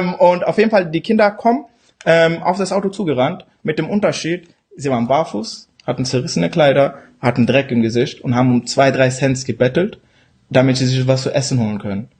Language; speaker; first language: German; early bilingual, other home language; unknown